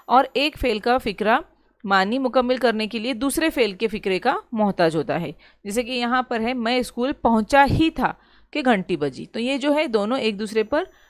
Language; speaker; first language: Urdu; native; Urdu